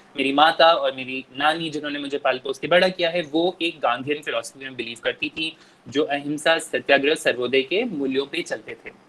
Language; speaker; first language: Hindi; native; Hindi